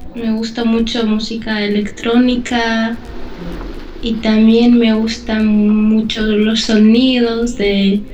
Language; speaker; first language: Spanish; non-native, fluent; Slovak